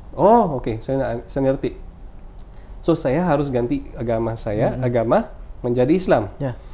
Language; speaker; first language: Indonesian; non-native, fluent; Filipino